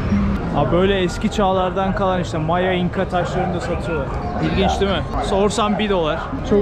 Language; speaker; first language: Turkish; native; Turkish